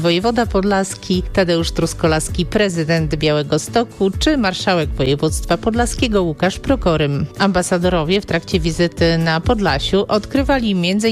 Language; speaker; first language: Polish; native; Polish